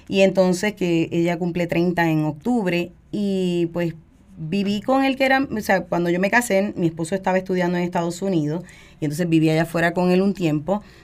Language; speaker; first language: Spanish; native; Spanish